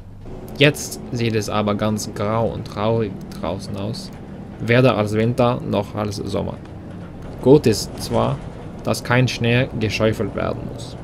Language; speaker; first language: German; non-native, learner; Norwegian